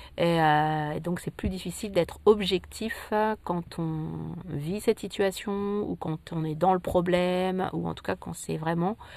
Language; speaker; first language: French; native; French